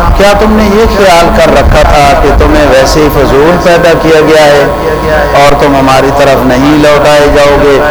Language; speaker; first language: Urdu; native; Urdu